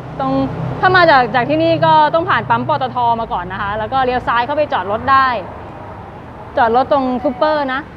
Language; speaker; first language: Thai; native; Thai